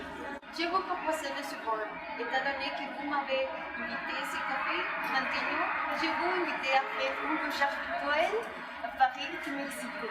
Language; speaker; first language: French; non-native, learner; Spanish